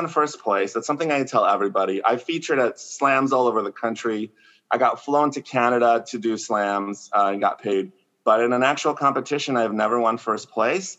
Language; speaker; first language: English; non-native, fluent; Spanish